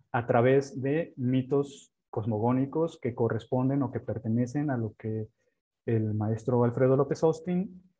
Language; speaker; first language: Spanish; native; Spanish